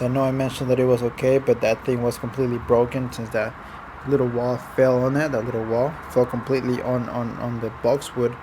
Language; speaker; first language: English; non-native, fluent; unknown